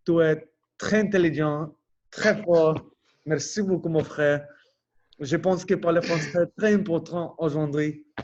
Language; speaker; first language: French; non-native, learner; English